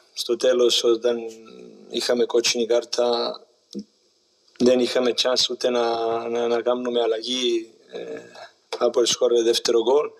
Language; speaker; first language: Greek; non-native, learner; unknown